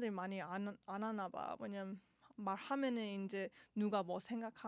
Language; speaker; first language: Korean; early bilingual, heritage; Korean